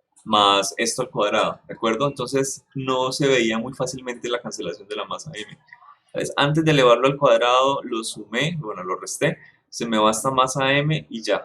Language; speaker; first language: Spanish; native; Spanish